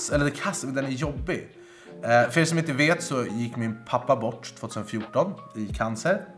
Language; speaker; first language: Swedish; native; Swedish